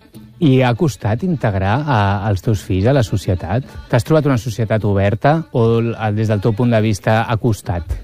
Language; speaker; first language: Catalan; native; Catalan